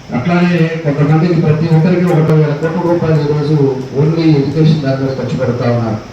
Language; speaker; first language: Telugu; native; Telugu